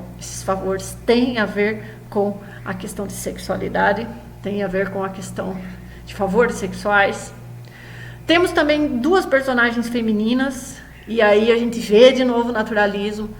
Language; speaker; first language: Portuguese; native; Portuguese